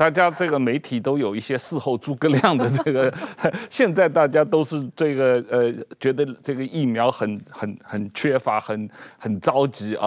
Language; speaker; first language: Chinese; native; Chinese